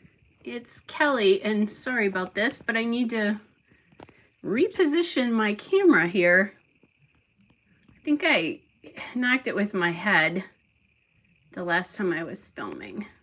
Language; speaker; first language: English; native; English